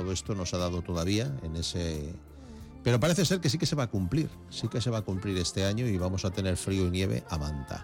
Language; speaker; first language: Spanish; native; Spanish